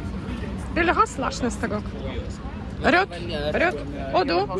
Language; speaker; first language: Swedish; non-native, learner; Russian